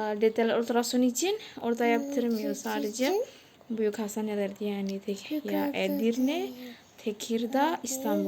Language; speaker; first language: Turkish; non-native, fluent; Indonesian